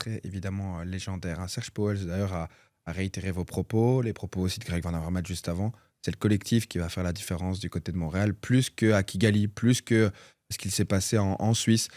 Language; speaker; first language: French; native; French